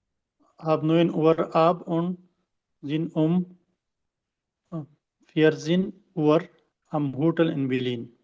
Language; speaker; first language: German; non-native, learner; Urdu